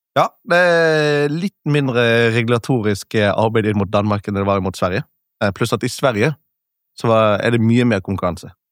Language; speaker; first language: Norwegian; native; Norwegian